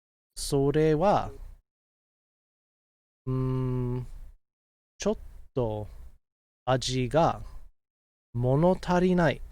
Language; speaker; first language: Japanese; non-native, fluent; English